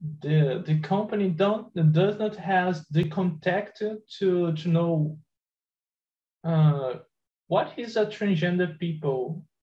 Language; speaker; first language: English; non-native, learner; Portuguese